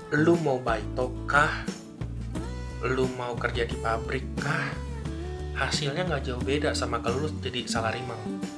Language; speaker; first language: Indonesian; native; Indonesian